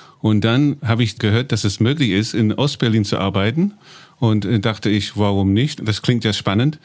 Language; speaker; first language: German; non-native, fluent; English